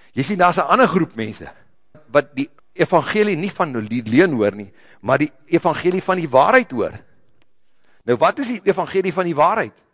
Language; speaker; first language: Afrikaans; native; Afrikaans